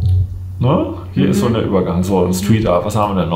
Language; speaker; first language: German; native; German